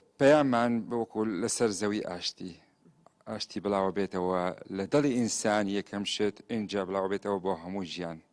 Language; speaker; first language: Central Kurdish; non-native, local second language; Syriac